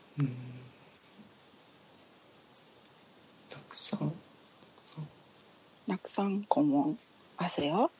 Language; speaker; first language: Korean; non-native, learner; Japanese